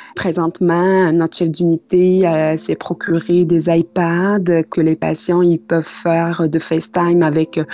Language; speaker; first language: French; non-native, local second language; Arabic